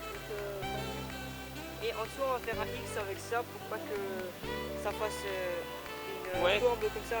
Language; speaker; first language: French; native; French